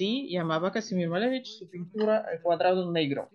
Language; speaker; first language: Spanish; non-native, fluent; Russian